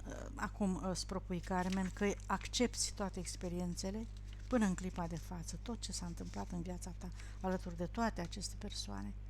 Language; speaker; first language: Romanian; native; Romanian